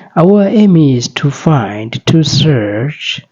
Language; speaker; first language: English; non-native, local second language; Amharic